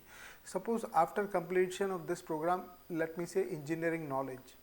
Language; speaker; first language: English; non-native, local second language; Hindi